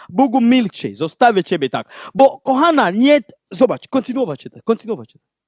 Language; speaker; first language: Polish; non-native, learner; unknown